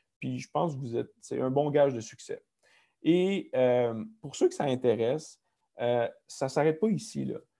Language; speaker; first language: French; native; French